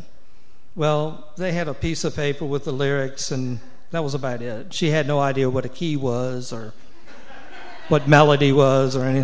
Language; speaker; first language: English; native; English